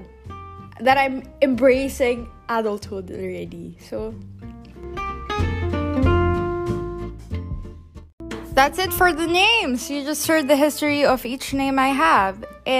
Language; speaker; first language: English; non-native, local second language; Bikol